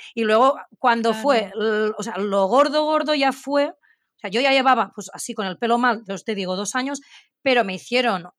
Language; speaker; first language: Spanish; native; Spanish